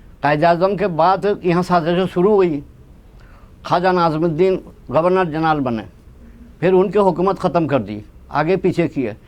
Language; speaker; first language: Urdu; non-native, local second language; Bangla